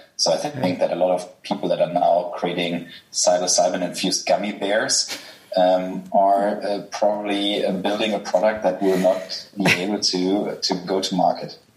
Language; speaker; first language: English; non-native, fluent; German